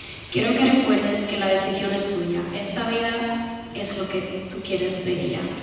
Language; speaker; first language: Spanish; early bilingual, other home language; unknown